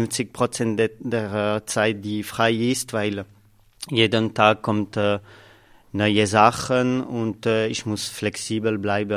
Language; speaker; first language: German; non-native, local second language; French